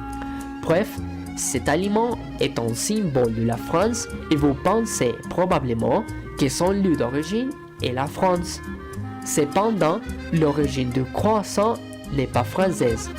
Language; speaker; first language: French; non-native, learner; Spanish